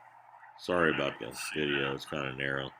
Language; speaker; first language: English; native; English